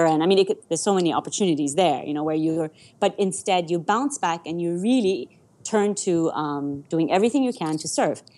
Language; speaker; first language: English; non-native, fluent; Persian